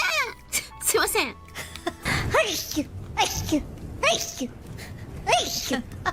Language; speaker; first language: Japanese; native; Japanese